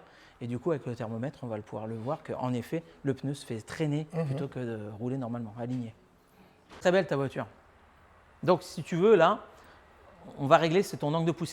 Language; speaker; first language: French; native; French